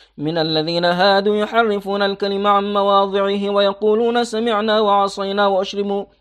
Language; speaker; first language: Arabic; non-native, fluent; Persian